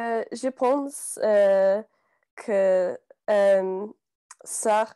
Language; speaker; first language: French; non-native, learner; English